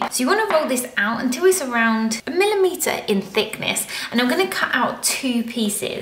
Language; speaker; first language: English; native; English